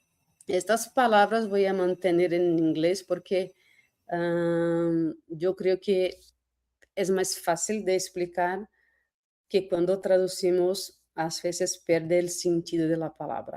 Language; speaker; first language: Spanish; non-native, fluent; Portuguese